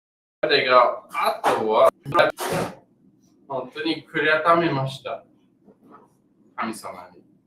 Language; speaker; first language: Japanese; non-native, learner; English